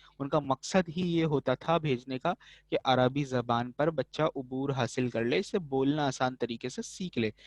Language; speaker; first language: Urdu; native; Urdu